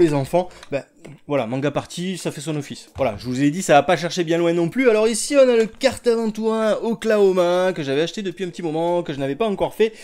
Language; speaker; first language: French; native; French